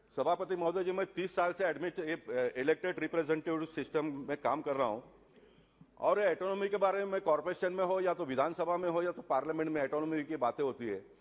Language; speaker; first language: Hindi; non-native, local second language; Tulu